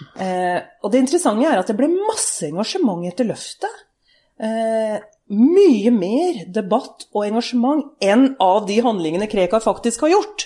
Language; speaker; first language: Norwegian; early bilingual, other home language; Urdu